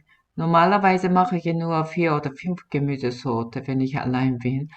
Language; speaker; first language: German; non-native, fluent; Korean